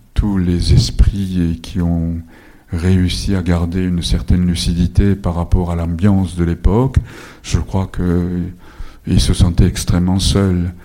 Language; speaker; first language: French; non-native, fluent; Japanese